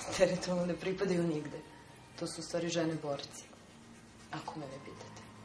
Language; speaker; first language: Serbian; non-native, fluent; Armenian